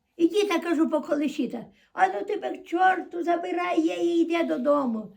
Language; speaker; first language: Ukrainian; native; Ukrainian